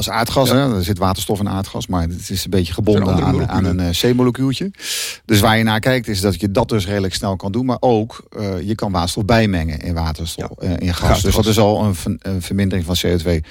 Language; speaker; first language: Dutch; native; Dutch